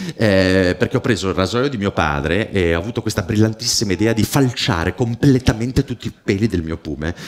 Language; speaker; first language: Italian; native; Italian